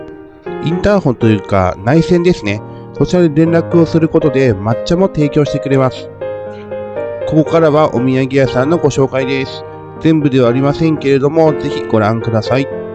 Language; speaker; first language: Japanese; native; Japanese